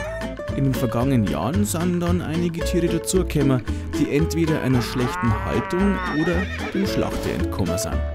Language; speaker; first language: German; native; German